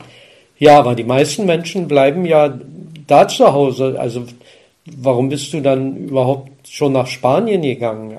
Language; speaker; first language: German; native; German